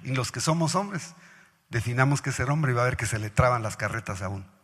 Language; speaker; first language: Spanish; native; Spanish